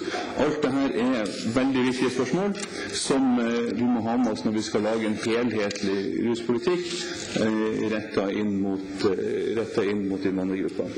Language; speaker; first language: Norwegian; native; Norwegian